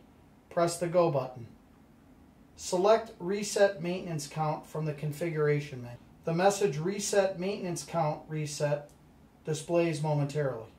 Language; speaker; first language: English; native; English